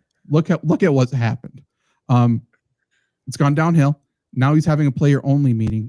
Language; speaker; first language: English; native; English